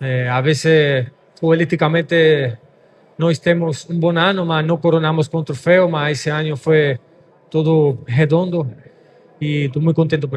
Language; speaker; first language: Portuguese; non-native, fluent; Spanish